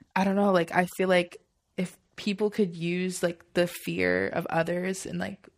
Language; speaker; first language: English; early bilingual, other home language; Yoruba